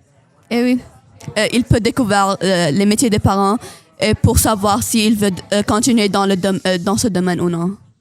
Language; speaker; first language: French; non-native, local second language; Arabic